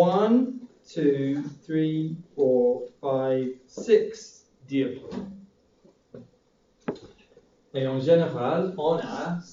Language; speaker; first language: French; non-native, fluent; English